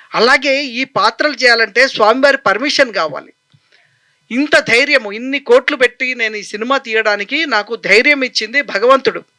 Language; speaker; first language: Telugu; native; Telugu